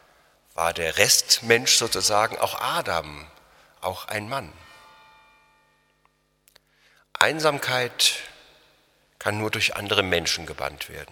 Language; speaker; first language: German; native; German